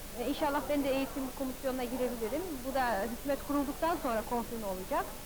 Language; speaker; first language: Turkish; early bilingual, heritage; Turkish